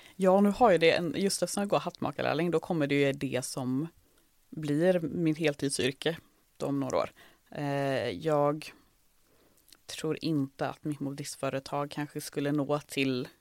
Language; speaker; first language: Swedish; native; Swedish